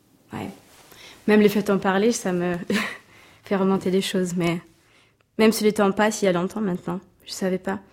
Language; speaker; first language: French; non-native, fluent; Swedish